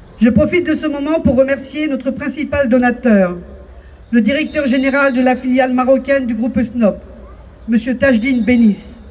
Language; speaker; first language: French; native; French